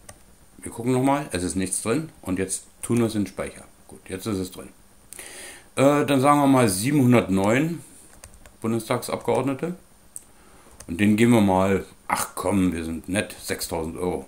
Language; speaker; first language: German; native; German